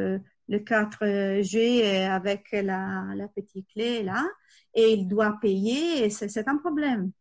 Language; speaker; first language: French; non-native, fluent; Italian